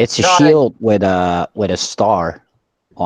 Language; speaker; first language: English; native; English